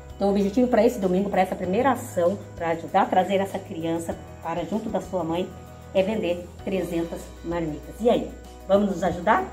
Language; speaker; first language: Portuguese; native; Portuguese